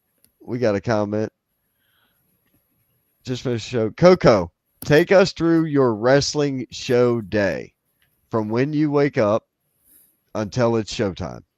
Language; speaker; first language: English; native; English